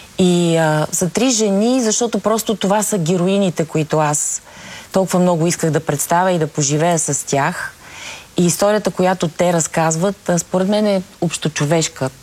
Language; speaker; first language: Bulgarian; native; Bulgarian